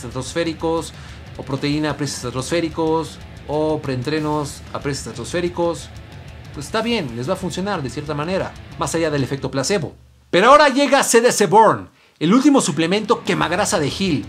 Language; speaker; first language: Spanish; native; Spanish